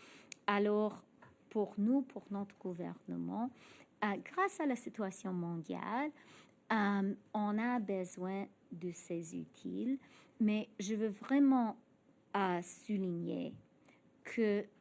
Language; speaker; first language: French; non-native, fluent; English